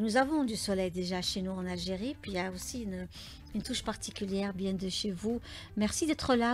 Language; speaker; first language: French; native; French